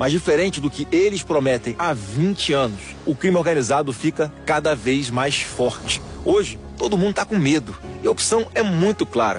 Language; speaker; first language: Portuguese; native; Portuguese